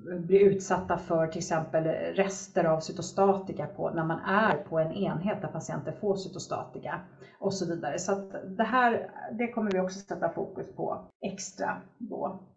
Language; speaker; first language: Swedish; native; Swedish